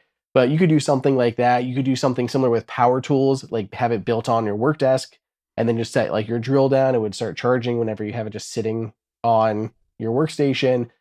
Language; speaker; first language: English; native; English